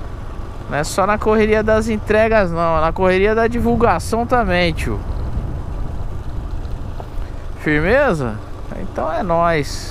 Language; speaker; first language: Portuguese; native; Portuguese